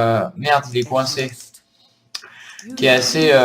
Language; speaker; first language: French; native; French